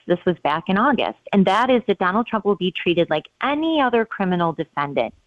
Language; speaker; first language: English; native; English